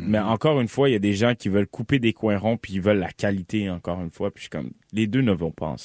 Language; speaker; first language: French; native; French